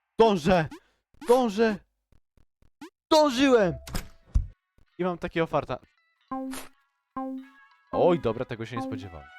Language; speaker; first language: Polish; native; Polish